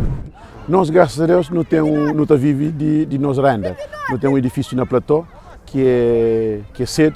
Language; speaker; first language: Portuguese; non-native, local second language; Kabuverdianu